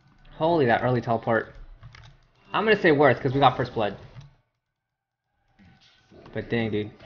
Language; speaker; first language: English; native; English